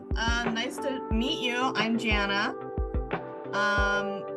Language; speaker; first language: English; native; English